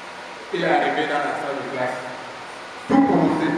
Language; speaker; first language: French; non-native, local second language; Basaa